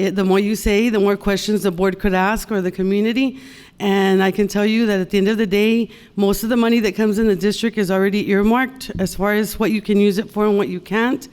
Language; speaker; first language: English; native; English